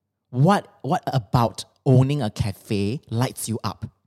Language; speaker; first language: English; non-native, local second language; Chinese